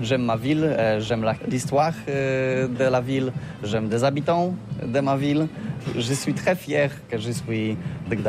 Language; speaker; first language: French; non-native, learner; Polish